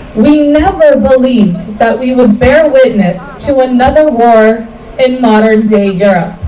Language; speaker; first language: English; early bilingual, other home language; Ukrainian